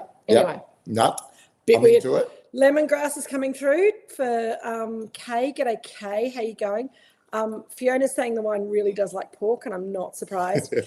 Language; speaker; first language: English; native; English